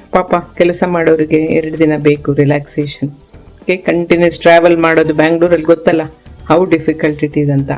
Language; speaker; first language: Kannada; non-native, local second language; Konkani